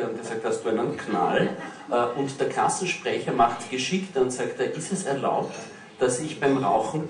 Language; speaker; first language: German; native; German